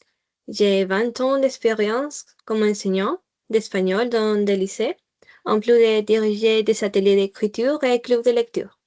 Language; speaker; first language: French; non-native, learner; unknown